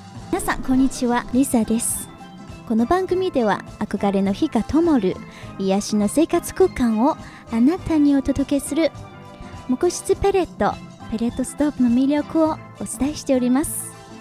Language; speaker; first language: Japanese; non-native, fluent; Chinese